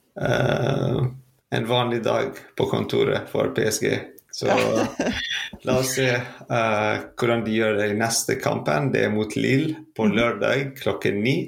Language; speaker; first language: Norwegian; non-native, fluent; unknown